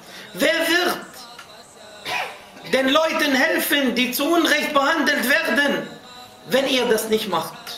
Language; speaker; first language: German; non-native, fluent; Arabic